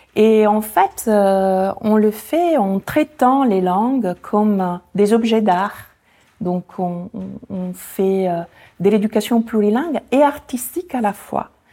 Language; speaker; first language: French; non-native, fluent; Italian